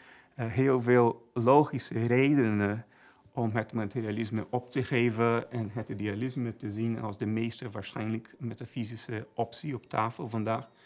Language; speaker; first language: Dutch; non-native, fluent; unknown